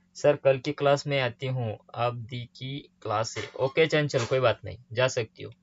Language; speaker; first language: Hindi; non-native, local second language; Marathi